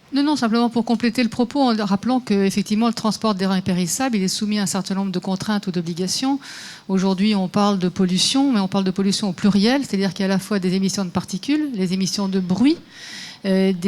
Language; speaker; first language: French; native; French